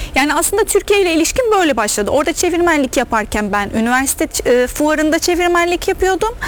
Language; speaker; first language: Turkish; non-native, fluent; Arabic